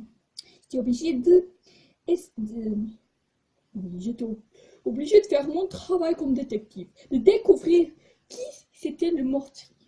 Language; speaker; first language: French; non-native, fluent; Portuguese